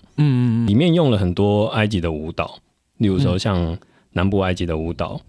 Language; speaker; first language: Chinese; non-native, local second language; Min Nan Chinese